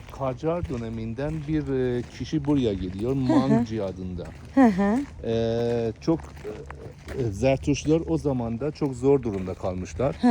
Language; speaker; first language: Turkish; non-native, learner; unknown